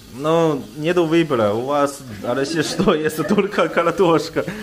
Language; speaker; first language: Russian; non-native, learner; Chinese